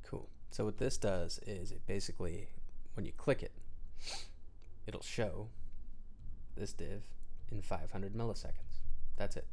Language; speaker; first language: English; native; English